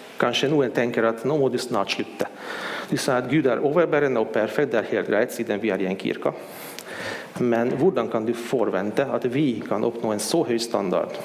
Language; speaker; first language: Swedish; non-native, fluent; Hungarian